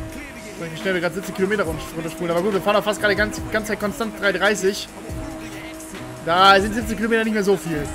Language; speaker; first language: German; native; German